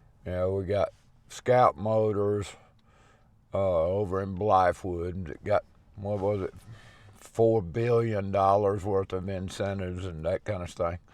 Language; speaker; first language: English; native; English